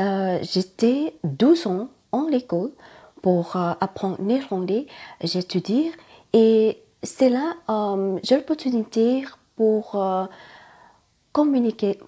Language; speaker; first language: French; non-native, learner; Thai